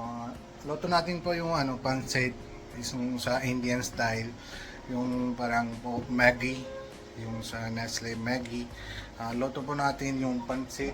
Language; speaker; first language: Filipino; non-native, local second language; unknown